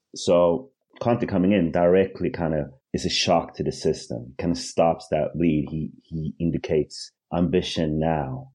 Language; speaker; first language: English; early bilingual, other home language; Swedish